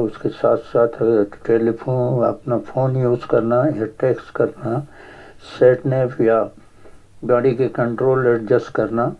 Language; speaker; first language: Urdu; native; Urdu